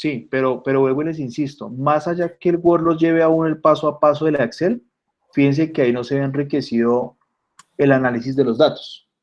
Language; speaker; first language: Spanish; native; Spanish